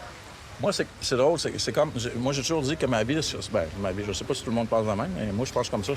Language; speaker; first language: French; native; French